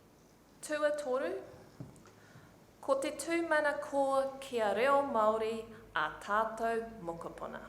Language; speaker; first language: Māori; non-native, local second language; English